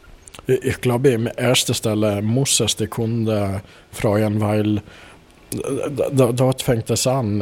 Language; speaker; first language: German; non-native, fluent; Swedish